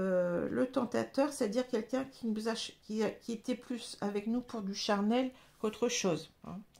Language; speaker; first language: French; native; French